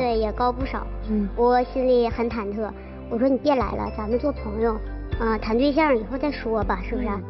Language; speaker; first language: Chinese; native; Chinese